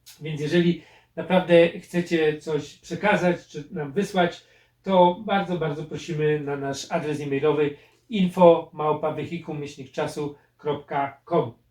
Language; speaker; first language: Polish; native; Polish